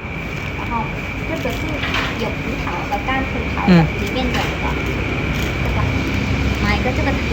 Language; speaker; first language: Chinese; non-native, learner; Vietnamese